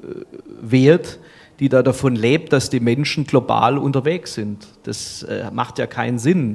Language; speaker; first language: German; native; German